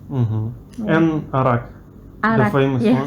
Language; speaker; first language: English; non-native, learner; Russian